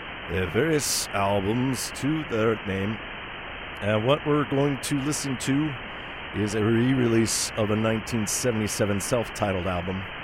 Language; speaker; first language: English; native; English